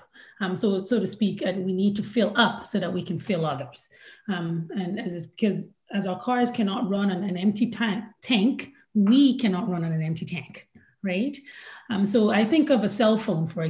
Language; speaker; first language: English; non-native, local second language; Yoruba